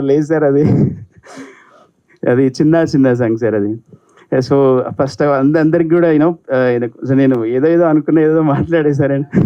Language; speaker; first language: Telugu; native; Telugu